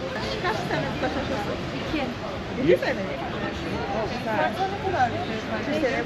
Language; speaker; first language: Turkish; non-native, learner; Kinyarwanda